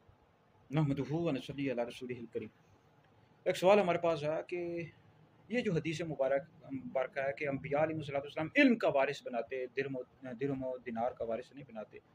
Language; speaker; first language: Urdu; native; Urdu